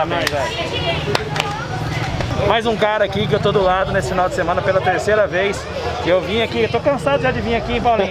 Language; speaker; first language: Portuguese; native; Portuguese